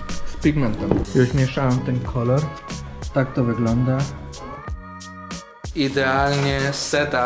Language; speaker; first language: Polish; non-native, learner; Spanish